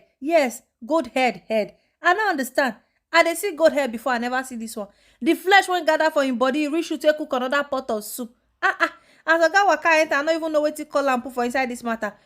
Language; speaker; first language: Nigerian Pidgin; non-native, local second language; Esan